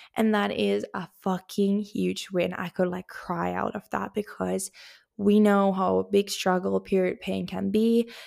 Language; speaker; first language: English; non-native, fluent; Finnish